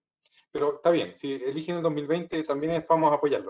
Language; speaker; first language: Spanish; native; Spanish